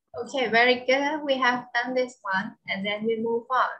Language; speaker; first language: English; non-native, fluent; Vietnamese